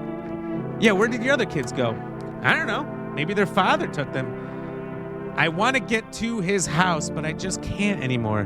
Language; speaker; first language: English; native; English